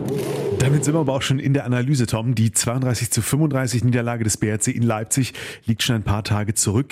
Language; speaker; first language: German; native; German